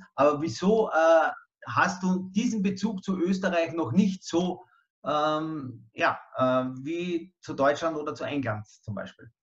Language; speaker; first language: German; native; German